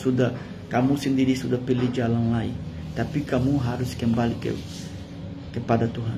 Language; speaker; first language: Indonesian; non-native, fluent; Portuguese